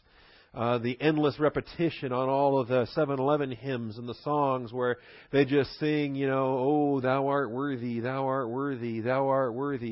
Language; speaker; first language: English; native; English